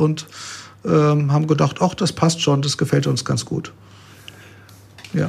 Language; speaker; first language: German; native; German